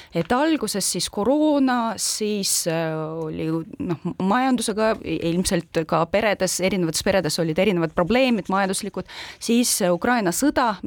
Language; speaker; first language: Estonian; non-native, local second language; Russian